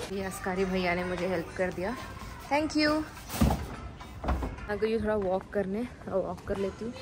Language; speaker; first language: Hindi; non-native, local second language; Tulu